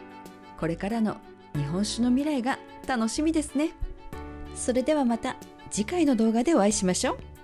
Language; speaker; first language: Japanese; native; Japanese